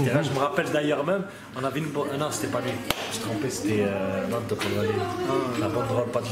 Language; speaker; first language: French; native; French